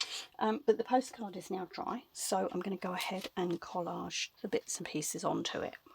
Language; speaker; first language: English; native; English